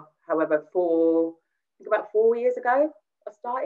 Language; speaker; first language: English; native; English